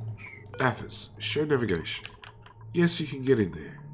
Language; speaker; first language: English; native; English